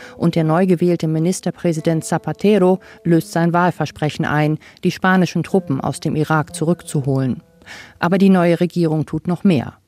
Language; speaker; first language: German; native; German